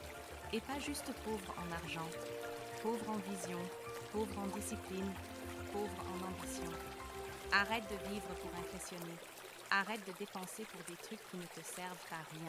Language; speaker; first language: French; native; French